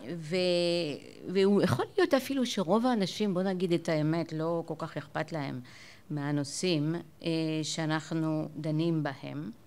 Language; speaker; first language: Hebrew; non-native, fluent; French